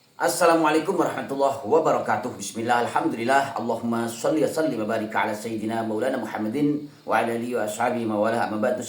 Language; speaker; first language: Indonesian; native; Indonesian